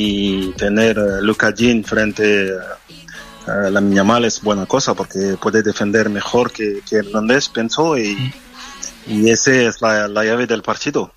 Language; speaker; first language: Spanish; non-native, fluent; French